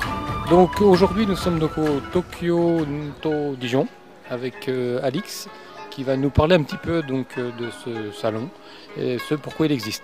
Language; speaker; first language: French; native; French